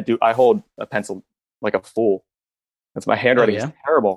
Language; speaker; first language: English; native; English